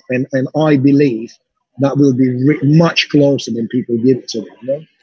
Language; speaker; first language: English; non-native, fluent; Russian